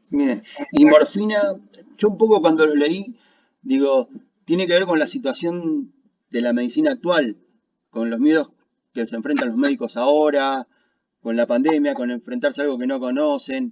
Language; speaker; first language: Spanish; native; Spanish